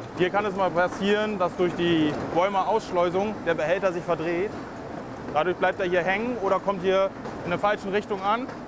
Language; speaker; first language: German; native; German